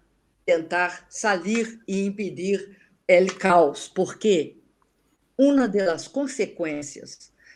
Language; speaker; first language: Spanish; non-native, learner; Portuguese